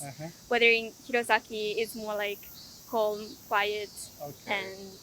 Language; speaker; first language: English; non-native, fluent; Italian